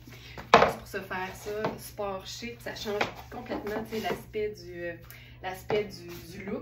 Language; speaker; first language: French; native; French